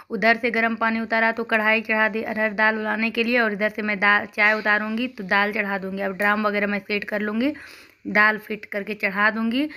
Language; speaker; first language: Hindi; native; Hindi